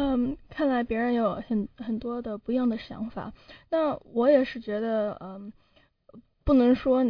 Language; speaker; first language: Chinese; early bilingual, heritage; Chinese